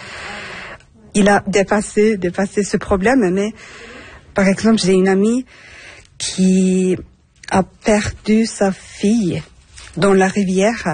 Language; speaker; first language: French; non-native, fluent; Turkish